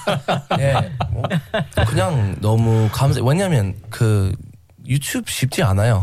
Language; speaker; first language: Korean; non-native, learner; English